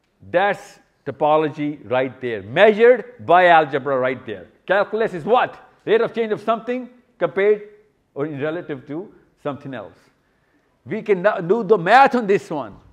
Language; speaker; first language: English; non-native, local second language; Urdu